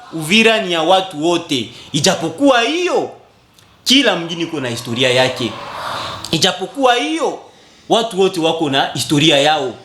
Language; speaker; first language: Swahili; native; Swahili